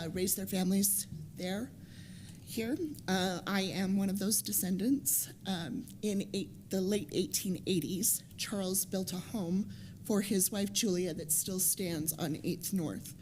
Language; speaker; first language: English; native; English